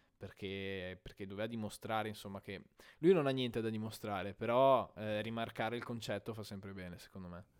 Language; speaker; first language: Italian; native; Italian